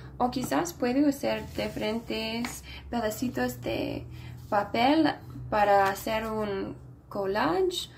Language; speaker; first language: Spanish; non-native, fluent; English